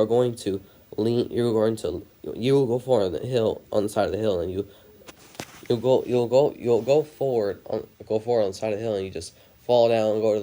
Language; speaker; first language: English; native; English